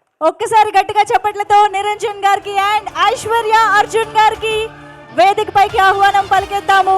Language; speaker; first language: Telugu; native; Telugu